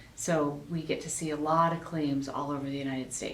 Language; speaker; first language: English; native; English